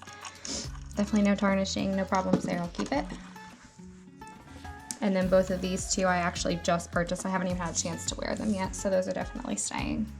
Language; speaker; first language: English; native; English